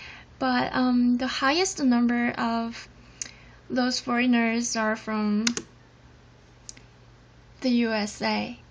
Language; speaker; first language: English; non-native, fluent; Korean